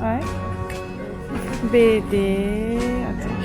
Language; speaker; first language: French; non-native, learner; Japanese